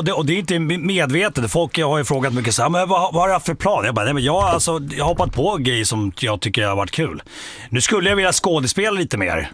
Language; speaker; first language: Swedish; native; Swedish